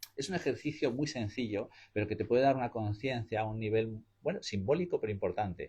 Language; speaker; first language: Spanish; native; Spanish